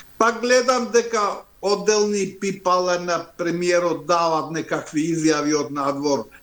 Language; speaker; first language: Macedonian; non-native, local second language; Albanian